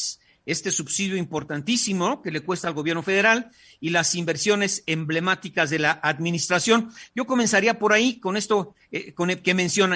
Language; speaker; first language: Spanish; native; Spanish